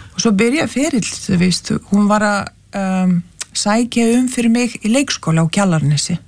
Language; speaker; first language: Icelandic; non-native, fluent; Lithuanian